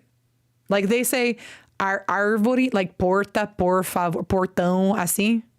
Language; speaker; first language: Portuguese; non-native, learner; English